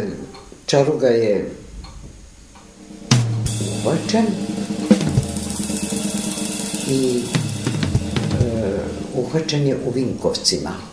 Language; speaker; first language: Serbian; native; Serbian